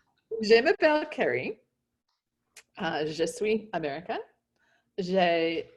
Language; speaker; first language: French; non-native, learner; English